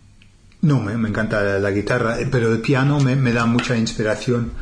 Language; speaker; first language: Spanish; non-native, fluent; English